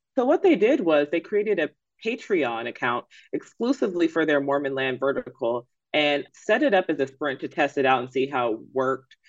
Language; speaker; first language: English; native; English